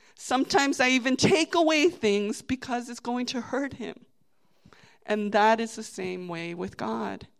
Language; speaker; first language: English; native; English